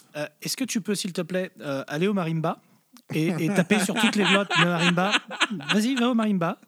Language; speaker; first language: French; native; French